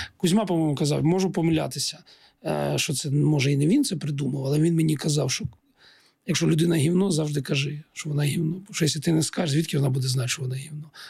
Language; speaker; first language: Ukrainian; non-native, local second language; Russian